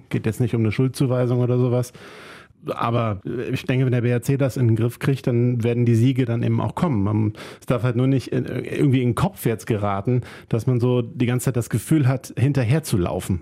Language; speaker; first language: German; native; German